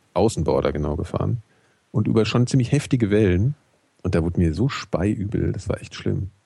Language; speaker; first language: German; native; German